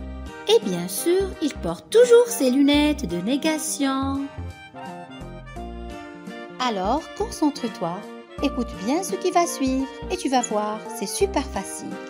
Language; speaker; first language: French; non-native, local second language; Arabic